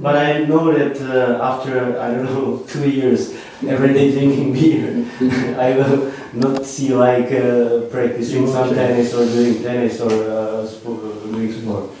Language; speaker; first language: English; non-native, learner; Czech